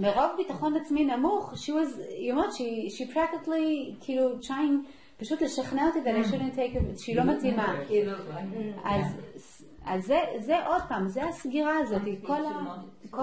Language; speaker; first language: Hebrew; non-native, fluent; English